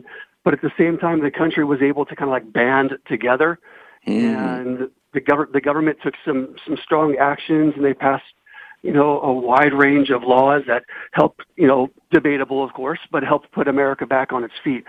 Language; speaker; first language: English; native; English